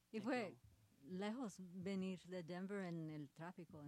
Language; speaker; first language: Spanish; early bilingual, heritage; Spanish